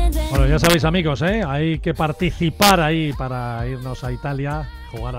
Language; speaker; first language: Spanish; native; Spanish